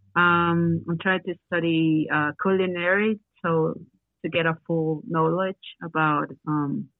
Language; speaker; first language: English; non-native, learner; Spanish